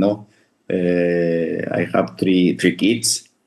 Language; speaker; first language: English; non-native, fluent; Spanish